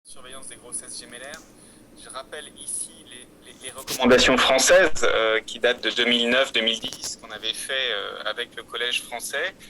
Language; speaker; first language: French; native; French